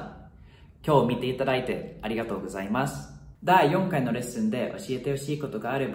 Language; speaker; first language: Japanese; non-native, fluent; Thai